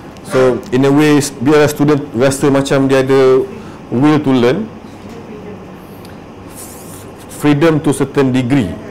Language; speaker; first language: English; non-native, local second language; Malay